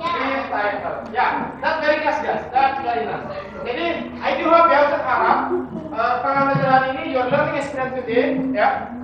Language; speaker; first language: English; non-native, fluent; Indonesian